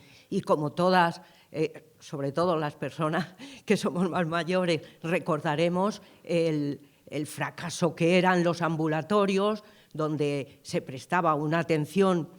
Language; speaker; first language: Spanish; native; Spanish